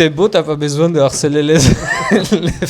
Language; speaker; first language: French; non-native, fluent; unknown